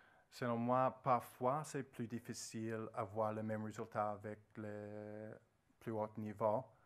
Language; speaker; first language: French; non-native, learner; English